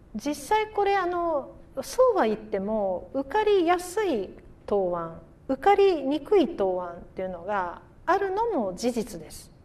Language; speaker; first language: Japanese; native; Japanese